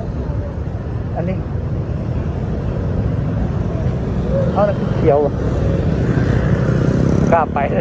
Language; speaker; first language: Thai; non-native, local second language; Lao